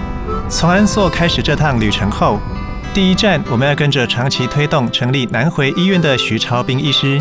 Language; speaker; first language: Chinese; native; Chinese